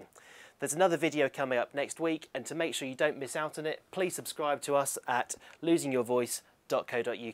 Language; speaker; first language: English; native; English